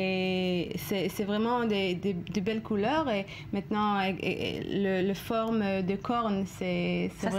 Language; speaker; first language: French; non-native, fluent; Hebrew